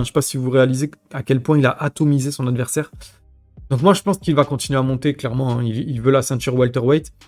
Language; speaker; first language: French; native; French